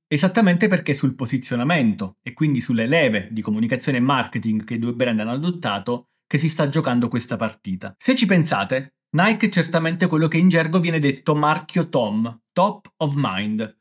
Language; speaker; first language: Italian; native; Italian